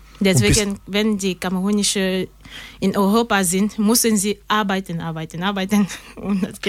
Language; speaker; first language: German; non-native, learner; French